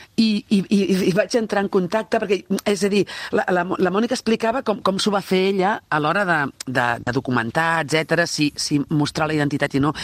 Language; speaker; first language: Catalan; native; Catalan